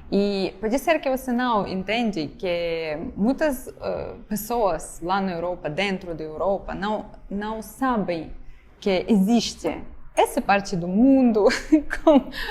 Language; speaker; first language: Portuguese; non-native, fluent; Ukrainian